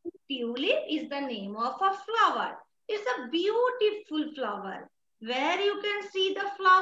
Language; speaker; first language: English; non-native, learner; Bangla